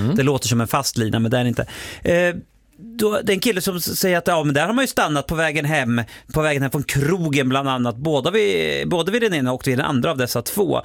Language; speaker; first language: Swedish; native; Swedish